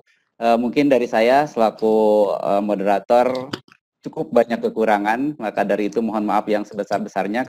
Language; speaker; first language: Indonesian; native; Indonesian